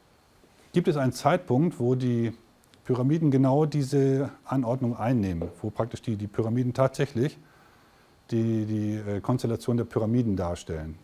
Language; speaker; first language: German; native; German